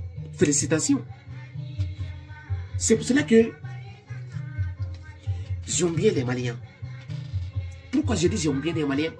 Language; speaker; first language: French; non-native, local second language; Bambara